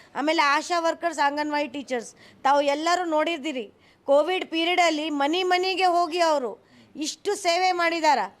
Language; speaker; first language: Kannada; non-native, local second language; Hindi